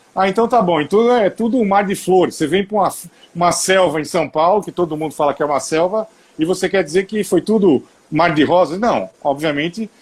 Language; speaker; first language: Portuguese; native; Portuguese